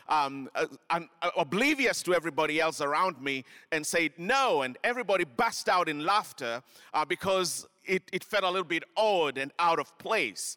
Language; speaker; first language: English; non-native, local second language; Luyia